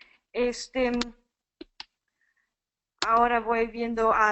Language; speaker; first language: Spanish; non-native, fluent; English